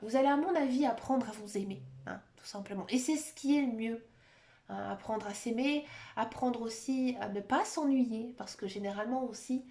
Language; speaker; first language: French; native; French